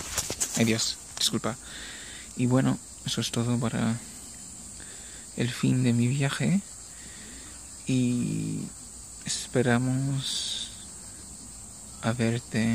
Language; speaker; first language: Spanish; non-native, learner; English